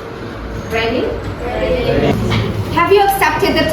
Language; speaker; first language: English; non-native, fluent; Indonesian